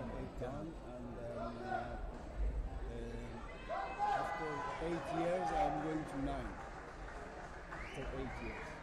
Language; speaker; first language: English; non-native, learner; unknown